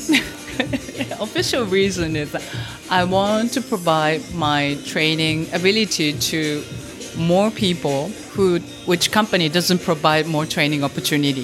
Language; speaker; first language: English; non-native, fluent; Japanese